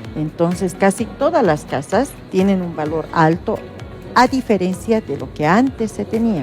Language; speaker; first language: Spanish; native; Spanish